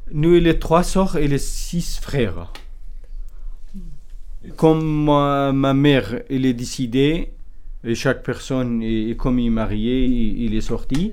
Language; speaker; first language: French; non-native, learner; Kurdish